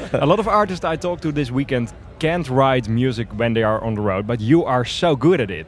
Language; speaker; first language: English; non-native, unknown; Dutch